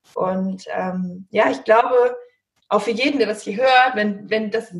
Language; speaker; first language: German; early bilingual, heritage; German